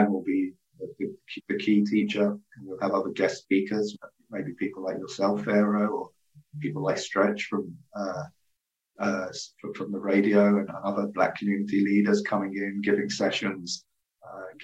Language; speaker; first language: English; native; English